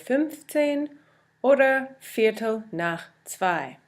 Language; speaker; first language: German; non-native, fluent; English